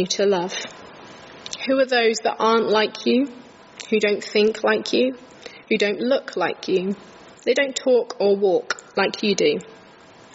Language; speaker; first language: English; native; English